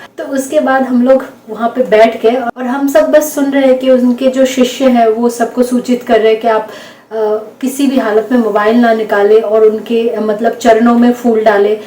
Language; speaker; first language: Hindi; non-native, local second language; Bangla